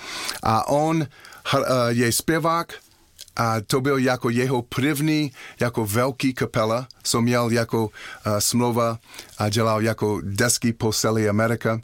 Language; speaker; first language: Czech; non-native, learner; English